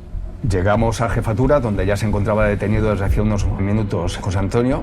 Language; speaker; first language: Spanish; native; Spanish